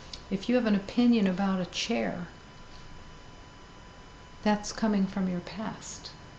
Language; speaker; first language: English; native; English